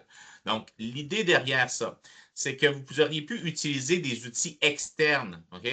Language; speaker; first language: French; native; French